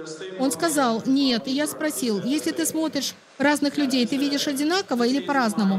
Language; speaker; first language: Russian; native; Russian